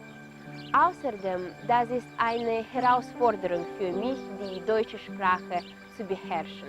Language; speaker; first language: German; non-native, learner; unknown